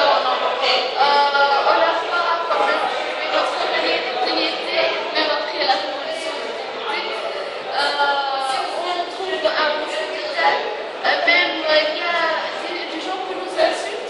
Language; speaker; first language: French; non-native, learner; Arabic